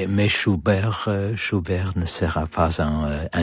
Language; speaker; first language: French; non-native, learner; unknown